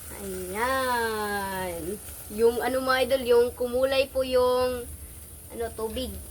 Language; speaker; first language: Filipino; non-native, local second language; Cebuano